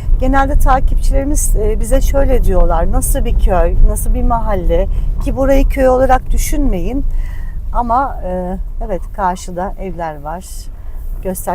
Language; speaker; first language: Turkish; native; Turkish